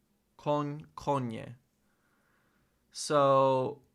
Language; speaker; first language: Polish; non-native, learner; English